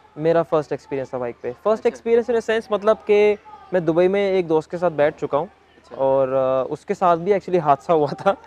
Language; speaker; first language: Urdu; native; Urdu